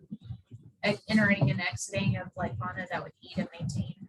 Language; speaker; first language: English; native; English